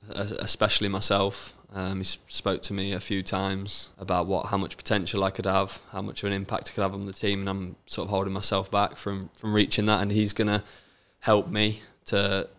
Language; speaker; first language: English; native; English